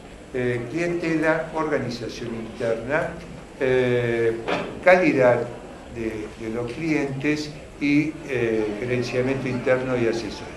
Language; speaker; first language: Spanish; native; Spanish